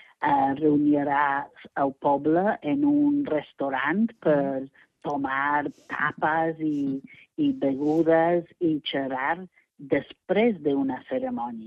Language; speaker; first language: Catalan; non-native, fluent; English